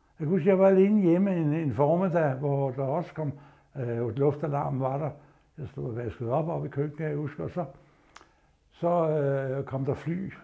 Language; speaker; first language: Danish; native; Danish